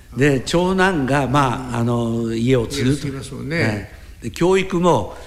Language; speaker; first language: Japanese; native; Japanese